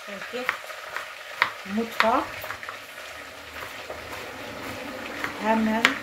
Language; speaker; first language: Turkish; non-native, learner; Russian